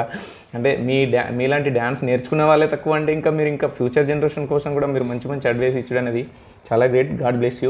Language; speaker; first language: Telugu; native; Telugu